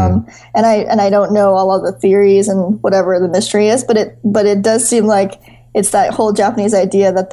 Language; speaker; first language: English; native; English